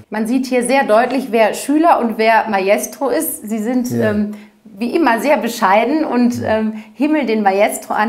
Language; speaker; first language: German; native; German